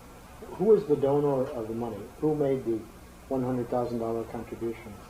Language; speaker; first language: English; native; English